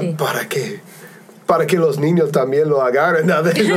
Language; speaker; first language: Spanish; non-native, fluent; English